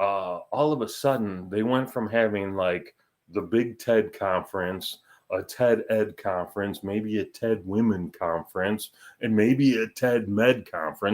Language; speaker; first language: English; native; English